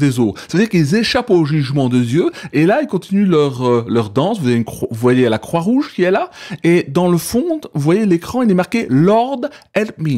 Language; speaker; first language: French; native; French